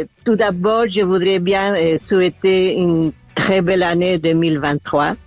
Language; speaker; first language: French; non-native, fluent; Spanish